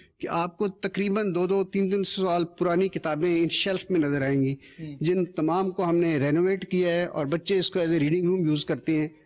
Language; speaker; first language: Urdu; non-native, local second language; Punjabi